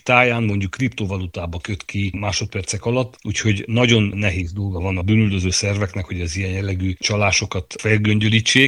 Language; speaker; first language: Hungarian; native; Hungarian